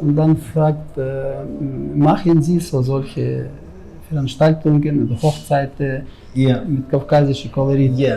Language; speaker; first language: German; non-native, learner; Russian